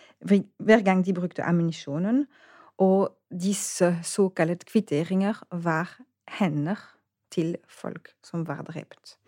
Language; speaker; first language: Norwegian; non-native, fluent; French